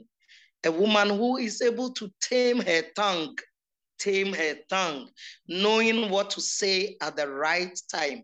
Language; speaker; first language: English; non-native, local second language; Akan